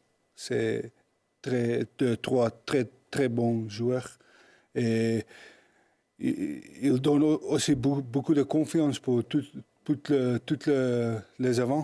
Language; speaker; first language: French; non-native, learner; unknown